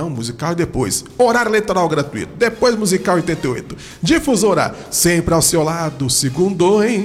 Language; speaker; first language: Portuguese; native; Portuguese